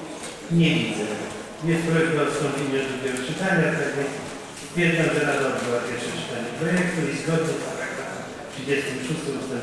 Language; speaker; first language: Polish; native; Polish